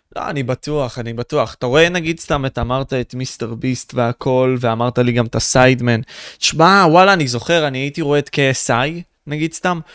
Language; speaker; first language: Hebrew; native; Hebrew